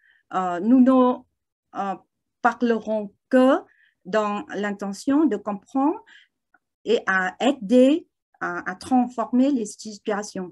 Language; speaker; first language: French; non-native, learner; Vietnamese